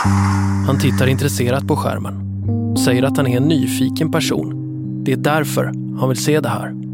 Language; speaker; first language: Swedish; native; Swedish